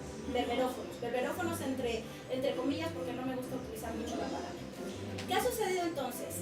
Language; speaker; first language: Spanish; native; Spanish